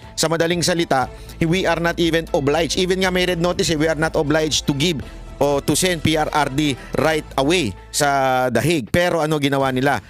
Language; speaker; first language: Filipino; native; Filipino